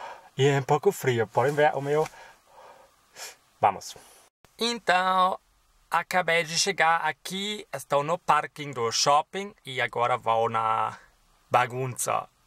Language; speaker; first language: Portuguese; non-native, fluent; German